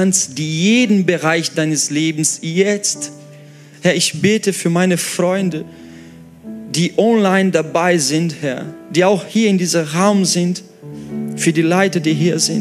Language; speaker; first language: German; non-native, fluent; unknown